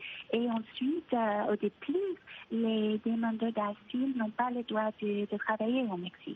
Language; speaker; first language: French; non-native, fluent; Spanish